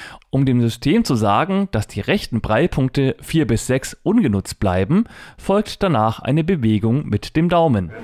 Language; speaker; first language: German; native; German